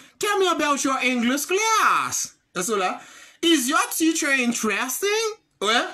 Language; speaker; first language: English; non-native, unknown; Haitian Creole